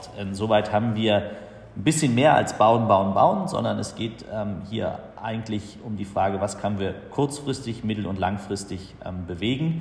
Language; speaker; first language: German; native; German